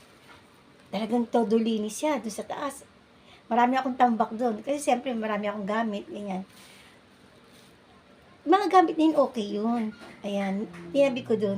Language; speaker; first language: Filipino; native; Filipino